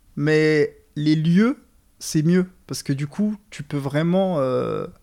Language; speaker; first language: French; native; French